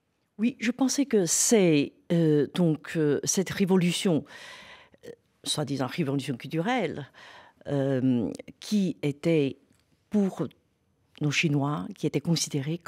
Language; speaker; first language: French; non-native, fluent; Chinese